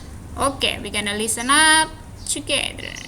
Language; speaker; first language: English; non-native, fluent; Indonesian